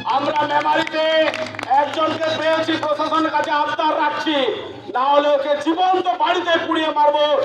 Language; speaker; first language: Bangla; non-native, local second language; Santali